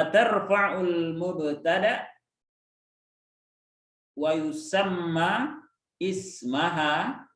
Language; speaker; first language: Arabic; non-native, fluent; Indonesian